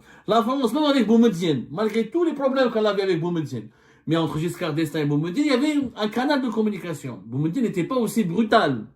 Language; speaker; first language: French; non-native, local second language; Arabic